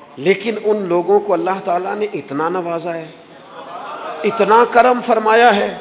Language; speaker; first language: Urdu; non-native, local second language; Punjabi